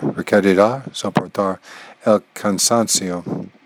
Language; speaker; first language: Spanish; non-native, learner; English